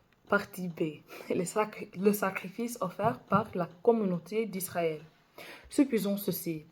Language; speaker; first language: French; non-native, fluent; English